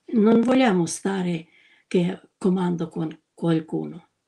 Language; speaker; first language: Italian; non-native, learner; Ukrainian